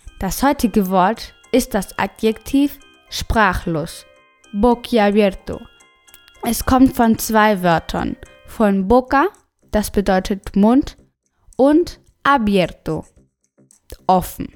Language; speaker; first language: German; non-native, fluent; Spanish